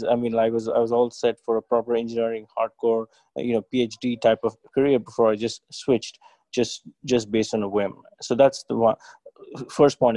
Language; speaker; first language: English; non-native, local second language; Tamil